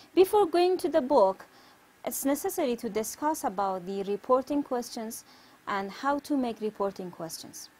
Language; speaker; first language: English; non-native, fluent; Persian